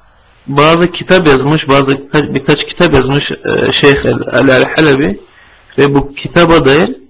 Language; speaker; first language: Turkish; non-native, fluent; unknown